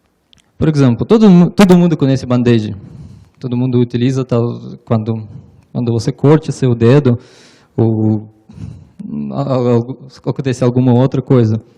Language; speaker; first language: Portuguese; non-native, learner; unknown